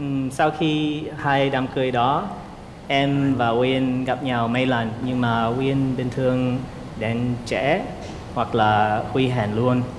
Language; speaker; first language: Vietnamese; non-native, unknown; English